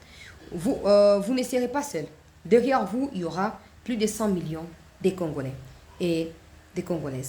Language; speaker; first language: French; non-native, local second language; Lingala